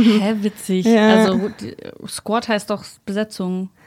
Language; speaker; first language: German; native; German